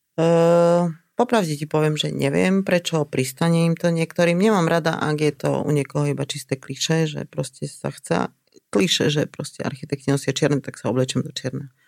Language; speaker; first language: Slovak; native; Slovak